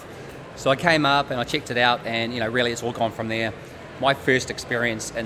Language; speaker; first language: English; native; English